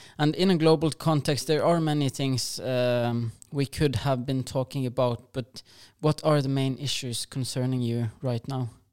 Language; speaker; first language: English; non-native, fluent; Norwegian